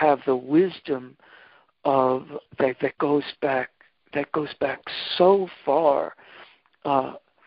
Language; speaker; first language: English; native; English